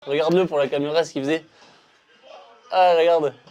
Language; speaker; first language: French; native; French